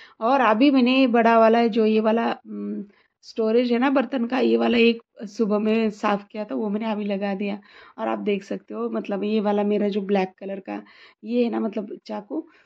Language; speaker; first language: Hindi; non-native, local second language; Marathi